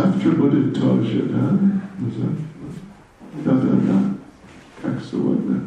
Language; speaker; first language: Russian; non-native, learner; English